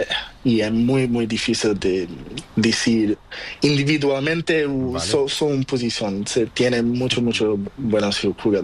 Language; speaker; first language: Spanish; non-native, learner; Portuguese